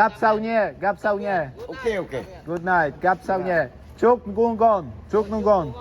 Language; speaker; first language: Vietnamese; non-native, learner; Polish